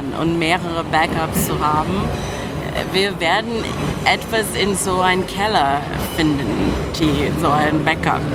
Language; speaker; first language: German; non-native, fluent; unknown